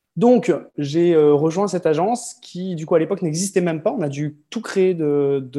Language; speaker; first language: French; native; French